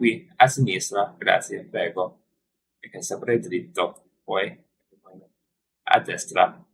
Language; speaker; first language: Italian; non-native, learner; English